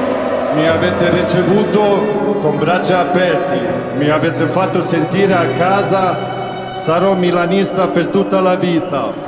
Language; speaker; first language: Italian; non-native, fluent; Swedish